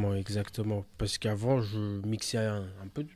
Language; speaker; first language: French; early bilingual, other home language; Portuguese